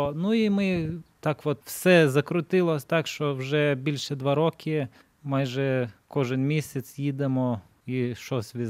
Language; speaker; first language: Ukrainian; non-native, fluent; Lithuanian